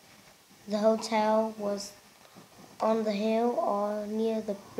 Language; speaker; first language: English; non-native, learner; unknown